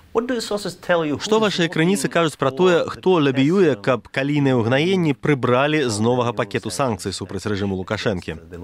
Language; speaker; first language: Belarusian; native; Belarusian